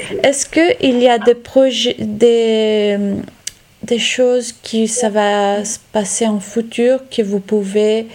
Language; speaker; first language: French; non-native, learner; Italian